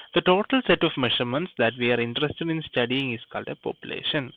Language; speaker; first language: English; non-native, local second language; Malayalam